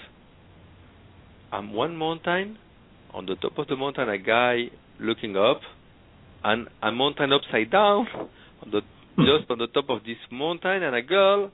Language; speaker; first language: English; non-native, fluent; Spanish